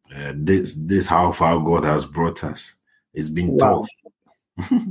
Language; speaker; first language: English; non-native, local second language; Akan